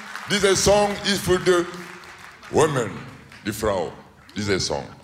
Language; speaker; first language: German; non-native, learner; Lingala